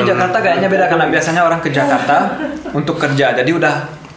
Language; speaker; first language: Indonesian; early bilingual, heritage; German